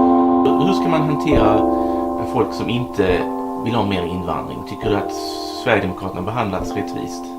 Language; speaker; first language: Swedish; native; Swedish